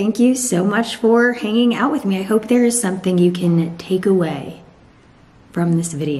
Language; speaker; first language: English; native; English